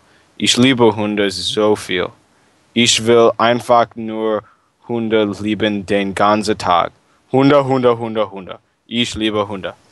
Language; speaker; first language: German; non-native, learner; English